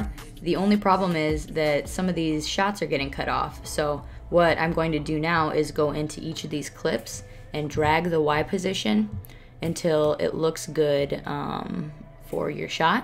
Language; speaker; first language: English; native; English